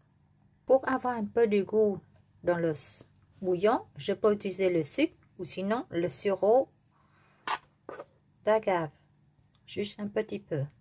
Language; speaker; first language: French; non-native, learner; Vietnamese